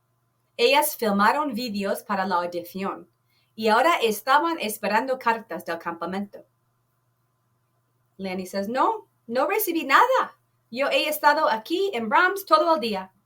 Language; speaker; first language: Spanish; non-native, fluent; English